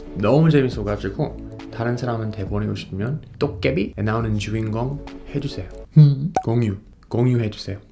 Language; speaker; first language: Korean; non-native, learner; English